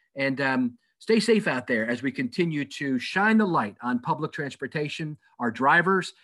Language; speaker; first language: English; native; English